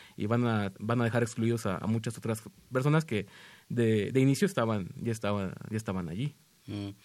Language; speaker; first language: Spanish; native; Spanish